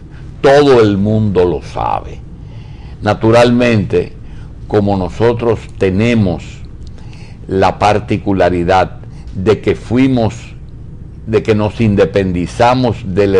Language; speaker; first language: Spanish; native; Spanish